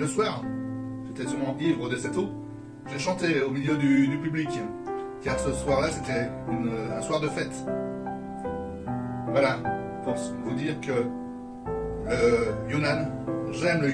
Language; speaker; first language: French; native; French